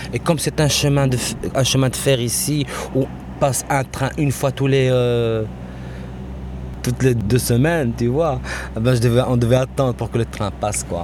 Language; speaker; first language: French; native; French